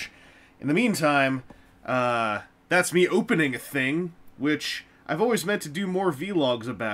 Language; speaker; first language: English; native; English